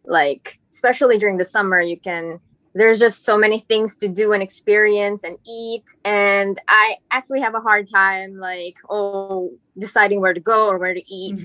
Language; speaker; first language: English; non-native, local second language; Filipino